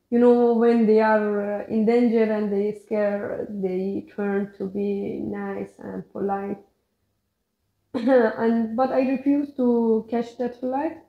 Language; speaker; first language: English; non-native, learner; Persian